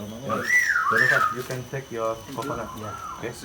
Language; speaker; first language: English; non-native, learner; Indonesian